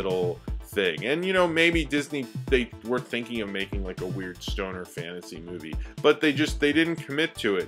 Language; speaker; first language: English; native; English